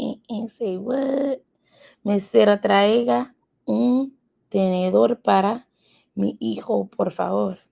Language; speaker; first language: Spanish; non-native, learner; English